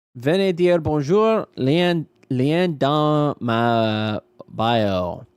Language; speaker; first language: French; non-native, learner; English